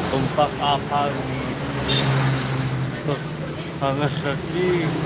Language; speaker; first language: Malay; non-native, local second language; Balinese